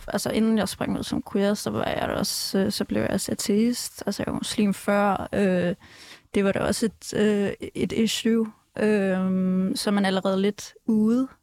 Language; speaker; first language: Danish; early bilingual, other home language; Kurdish